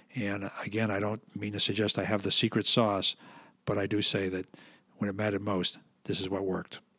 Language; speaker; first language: English; native; English